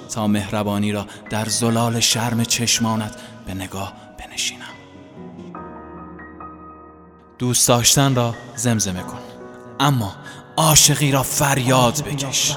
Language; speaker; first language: Persian; native; Persian